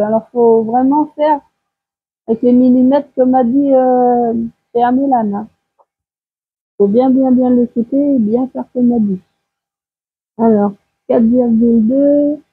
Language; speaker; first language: French; native; French